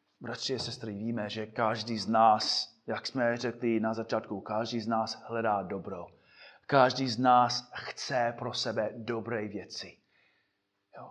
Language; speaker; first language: Czech; non-native, fluent; English